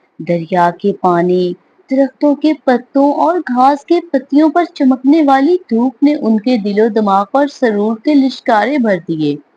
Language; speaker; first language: Urdu; native; Urdu